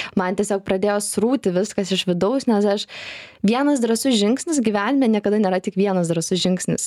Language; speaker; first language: Lithuanian; native; Lithuanian